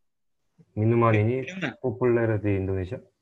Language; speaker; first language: Indonesian; non-native, learner; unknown